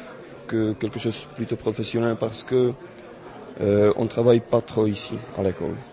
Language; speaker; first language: French; non-native, fluent; Czech